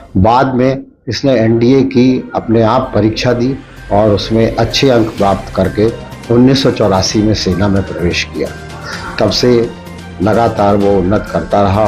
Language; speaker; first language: Hindi; native; Hindi